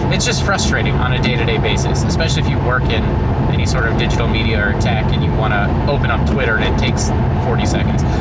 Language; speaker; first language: English; native; English